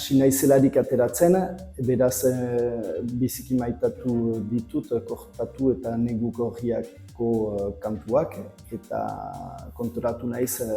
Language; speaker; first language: Basque; non-native, local second language; French